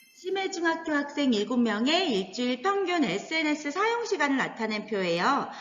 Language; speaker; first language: Korean; native; Korean